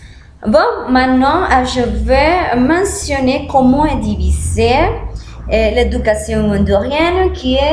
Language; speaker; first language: French; non-native, learner; Spanish